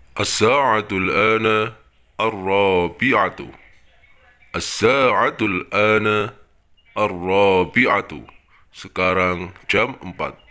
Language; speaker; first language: Arabic; non-native, fluent; Indonesian